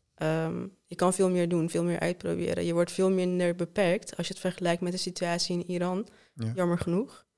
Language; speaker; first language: Dutch; early bilingual, other home language; Persian